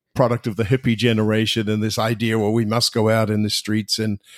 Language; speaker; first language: English; native; English